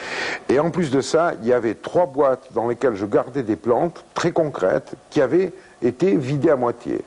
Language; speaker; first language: French; native; French